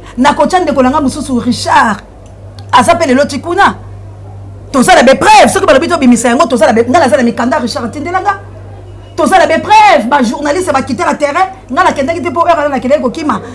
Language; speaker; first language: Lingala; non-native, local second language; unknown